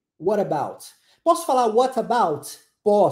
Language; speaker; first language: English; non-native, fluent; Portuguese